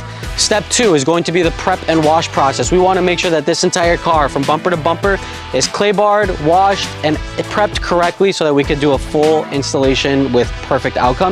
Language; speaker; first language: English; native; English